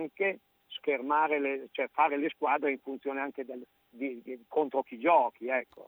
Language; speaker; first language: Italian; native; Italian